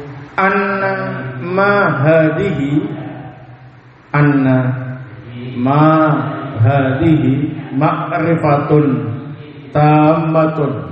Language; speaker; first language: Arabic; non-native, fluent; Indonesian